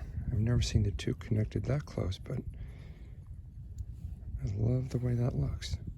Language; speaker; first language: English; native; English